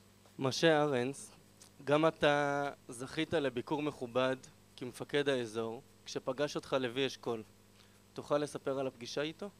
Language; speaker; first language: Hebrew; native; Hebrew